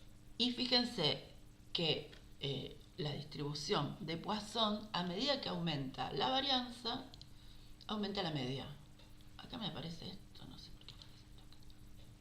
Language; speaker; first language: Spanish; native; Spanish